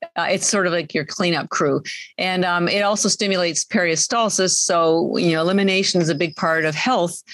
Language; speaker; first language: English; native; English